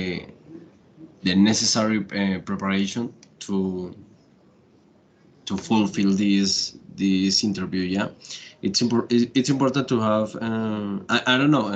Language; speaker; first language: English; non-native, learner; Spanish